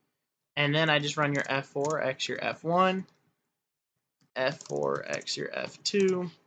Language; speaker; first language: English; native; English